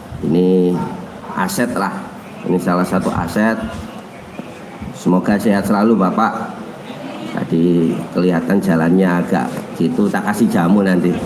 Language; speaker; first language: Indonesian; non-native, local second language; Javanese